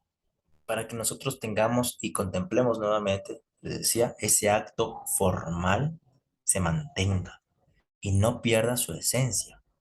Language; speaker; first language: Spanish; native; Spanish